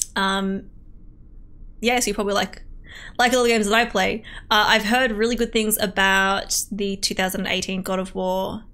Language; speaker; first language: English; native; English